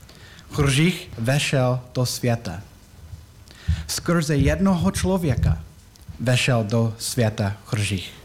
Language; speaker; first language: Czech; non-native, learner; English